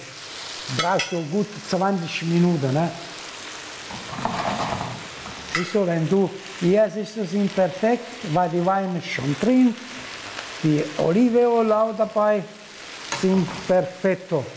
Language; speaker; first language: German; non-native, learner; Italian